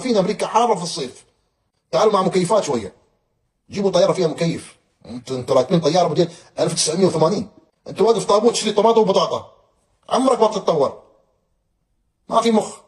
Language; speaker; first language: Arabic; native; Arabic